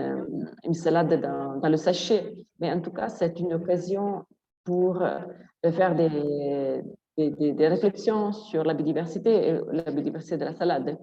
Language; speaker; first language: French; non-native, fluent; Italian